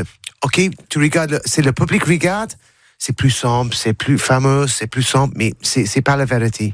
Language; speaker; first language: French; non-native, learner; English